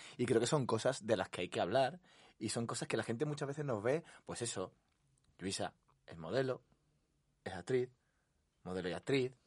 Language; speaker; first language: Spanish; native; Spanish